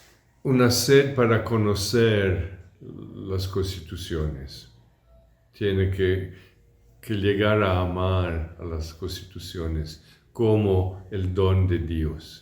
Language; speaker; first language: Spanish; non-native, fluent; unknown